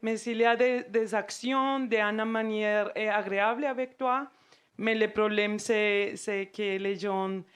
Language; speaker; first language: French; non-native, fluent; Spanish